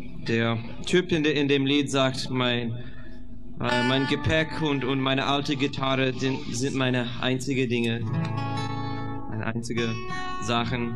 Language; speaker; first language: German; non-native, fluent; English